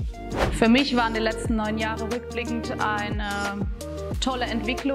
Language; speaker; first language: German; native; German